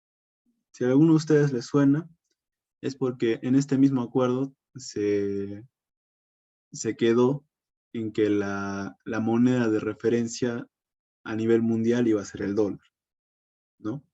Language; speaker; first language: Spanish; native; Spanish